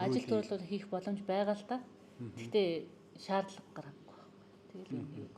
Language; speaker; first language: Mongolian; native; Mongolian